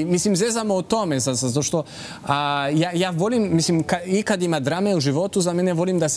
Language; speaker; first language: Croatian; non-native, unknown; French